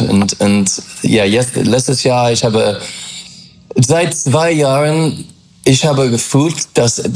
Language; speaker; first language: German; non-native, learner; English